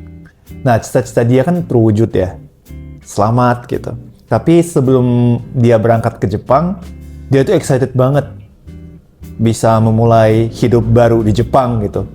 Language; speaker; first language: Indonesian; non-native, fluent; Japanese